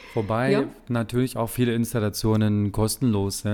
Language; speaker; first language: German; native; German